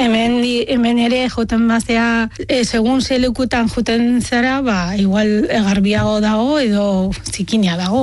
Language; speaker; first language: Basque; non-native, fluent; Arabic